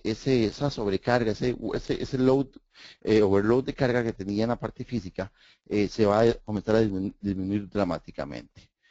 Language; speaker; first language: Spanish; native; Spanish